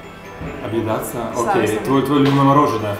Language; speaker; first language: Russian; native; Russian